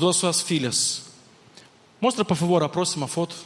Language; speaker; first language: Portuguese; non-native, fluent; Ukrainian